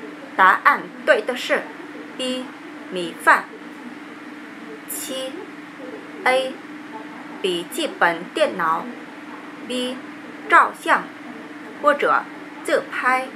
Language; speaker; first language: Chinese; non-native, learner; Vietnamese